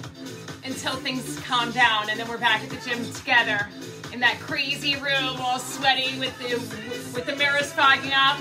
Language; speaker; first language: English; native; English